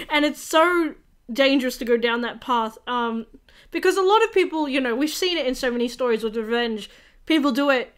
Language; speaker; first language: English; native; English